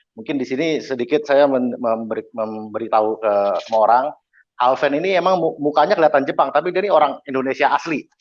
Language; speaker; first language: Indonesian; native; Indonesian